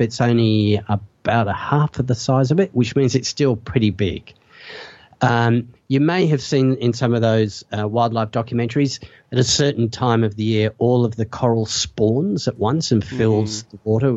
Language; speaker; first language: English; native; English